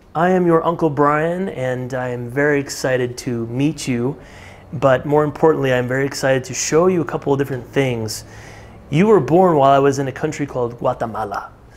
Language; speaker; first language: English; native; English